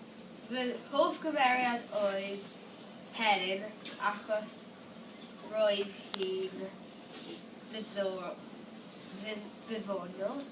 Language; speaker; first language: Welsh; non-native, learner; English